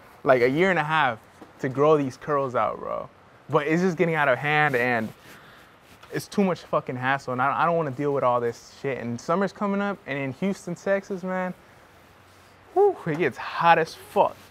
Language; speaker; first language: English; native; English